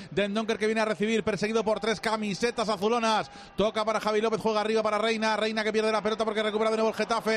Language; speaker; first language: Spanish; native; Spanish